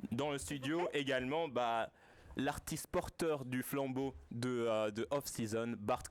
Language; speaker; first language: French; native; French